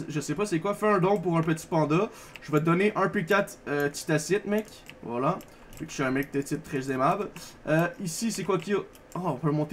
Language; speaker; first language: French; native; French